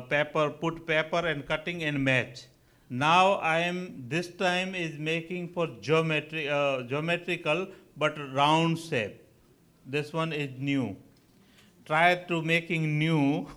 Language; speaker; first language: English; non-native, local second language; Kachhi